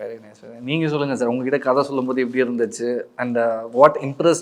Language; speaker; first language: Tamil; native; Tamil